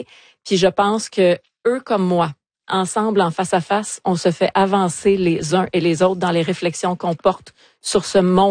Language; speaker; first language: French; native; French